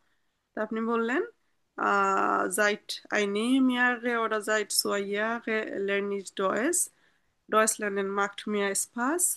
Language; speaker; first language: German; non-native, fluent; Bangla